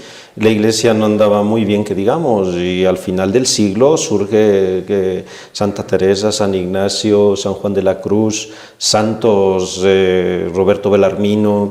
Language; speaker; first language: Spanish; native; Spanish